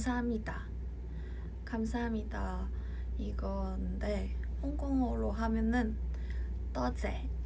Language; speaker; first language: Korean; non-native, fluent; Cantonese